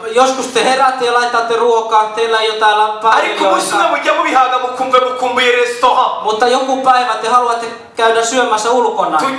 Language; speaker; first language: Finnish; non-native, fluent; Kinyarwanda